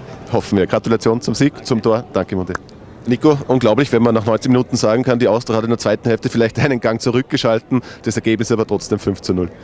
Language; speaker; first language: German; native; German